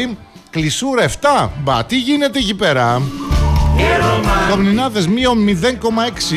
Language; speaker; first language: Greek; native; Greek